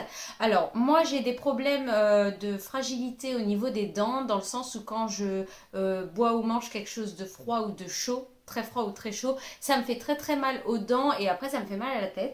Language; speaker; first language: French; native; French